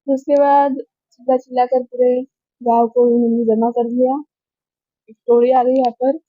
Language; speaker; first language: Hindi; non-native, local second language; Marathi